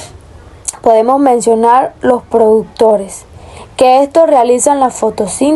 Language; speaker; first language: Spanish; native; Spanish